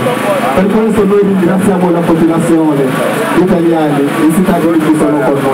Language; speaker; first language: Italian; non-native, learner; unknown